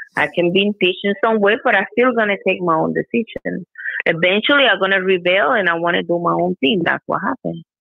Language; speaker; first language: English; non-native, fluent; Spanish